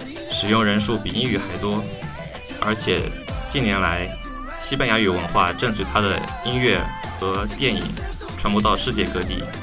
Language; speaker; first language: Chinese; native; Chinese